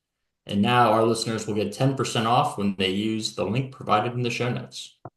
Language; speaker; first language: English; native; English